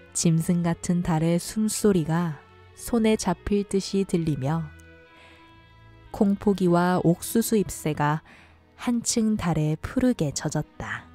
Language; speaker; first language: Korean; native; Korean